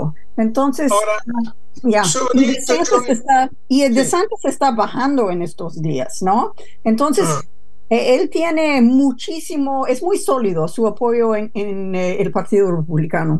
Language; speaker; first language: Spanish; non-native, fluent; English